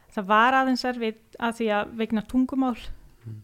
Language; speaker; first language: Icelandic; non-native, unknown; Italian